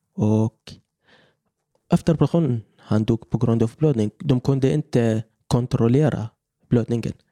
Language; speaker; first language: Swedish; non-native, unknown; Arabic